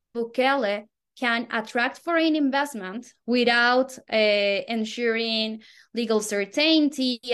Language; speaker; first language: English; non-native, fluent; Spanish